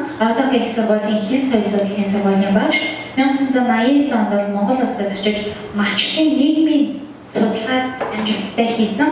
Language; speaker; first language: Mongolian; native; Mongolian